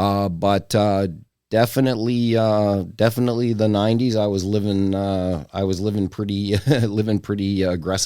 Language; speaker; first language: English; native; English